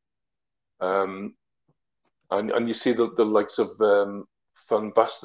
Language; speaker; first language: English; native; English